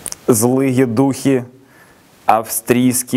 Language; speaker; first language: Russian; native; Russian